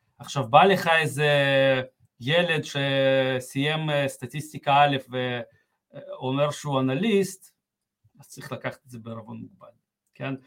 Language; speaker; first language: Hebrew; early bilingual, other home language; Russian